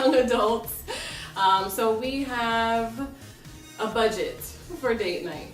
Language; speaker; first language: English; native; English